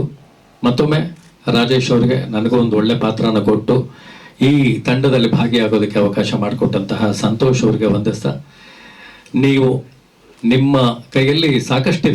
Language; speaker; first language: Kannada; native; Kannada